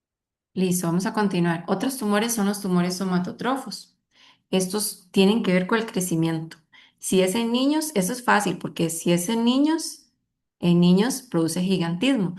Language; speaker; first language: Spanish; native; Spanish